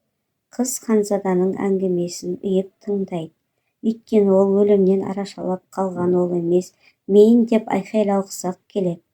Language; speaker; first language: Kazakh; native; Kazakh